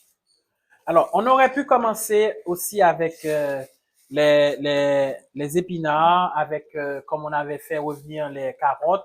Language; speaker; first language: French; non-native, local second language; Haitian Creole